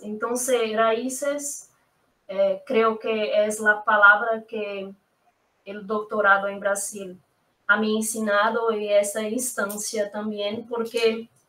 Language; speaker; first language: Spanish; non-native, learner; Portuguese